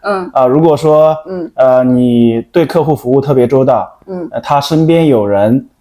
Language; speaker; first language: Chinese; native; Chinese